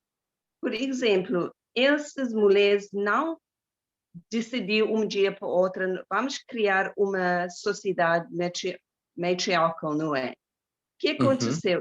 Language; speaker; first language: Portuguese; non-native, fluent; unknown